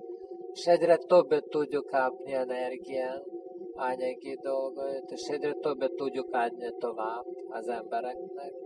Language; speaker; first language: Hungarian; non-native, fluent; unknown